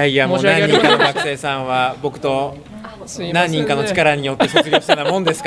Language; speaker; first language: Japanese; native; Japanese